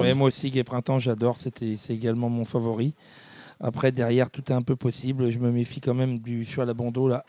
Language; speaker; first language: French; native; French